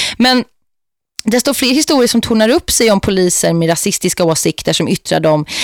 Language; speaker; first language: Swedish; native; Swedish